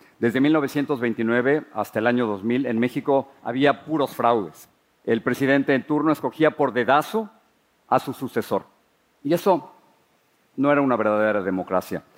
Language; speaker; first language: Spanish; native; Spanish